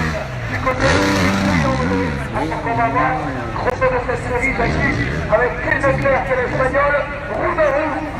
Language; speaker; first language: French; native; French